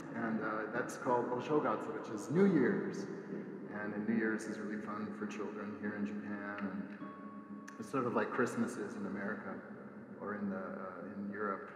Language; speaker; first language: English; native; English